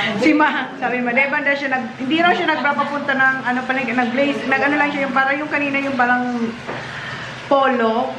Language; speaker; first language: Filipino; non-native, local second language; Bikol